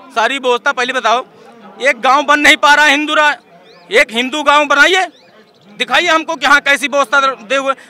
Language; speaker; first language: Hindi; native; Hindi